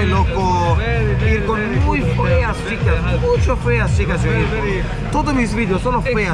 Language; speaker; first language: Spanish; non-native, learner; Swedish